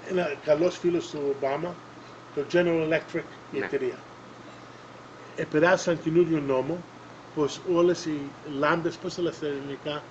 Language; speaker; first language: Greek; early bilingual, other home language; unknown